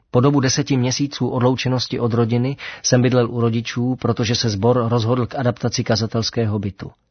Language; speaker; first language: Czech; native; Czech